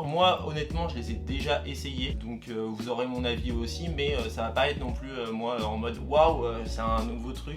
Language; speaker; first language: French; native; French